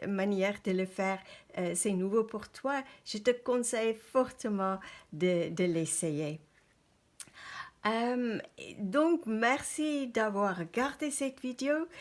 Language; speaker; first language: French; non-native, fluent; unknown